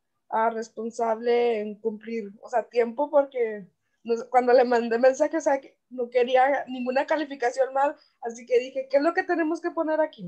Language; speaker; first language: Spanish; native; Spanish